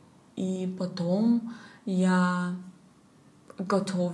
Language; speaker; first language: Russian; non-native, learner; English